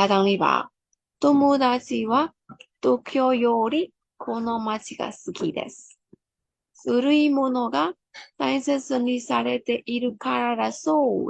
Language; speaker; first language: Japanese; non-native, fluent; Burmese